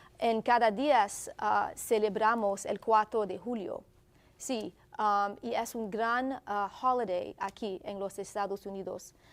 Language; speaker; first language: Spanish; non-native, learner; Haitian Creole